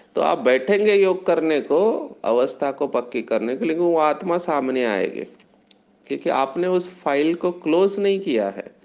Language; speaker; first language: Hindi; non-native, local second language; Marathi